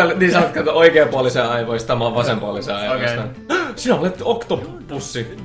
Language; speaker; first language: Finnish; native; Finnish